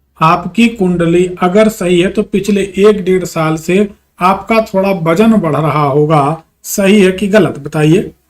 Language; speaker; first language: Hindi; native; Hindi